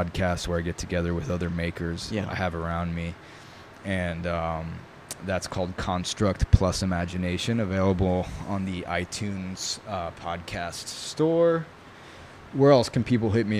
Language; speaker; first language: English; early bilingual, other home language; Italian